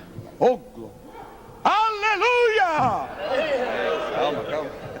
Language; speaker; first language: Portuguese; native; Portuguese